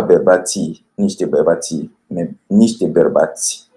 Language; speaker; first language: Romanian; non-native, fluent; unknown